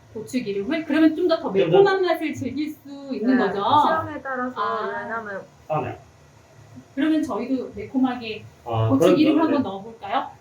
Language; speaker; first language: Korean; early bilingual, heritage; Korean